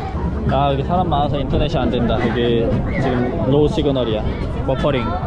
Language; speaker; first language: Korean; native; Korean